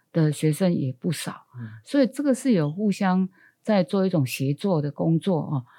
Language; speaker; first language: Chinese; native; Chinese